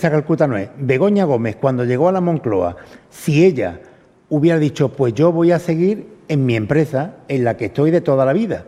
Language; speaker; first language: Spanish; native; Spanish